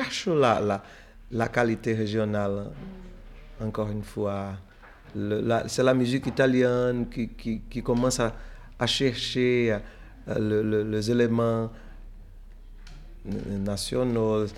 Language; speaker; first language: French; non-native, fluent; Portuguese